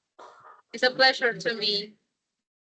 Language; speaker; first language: English; non-native, fluent; Spanish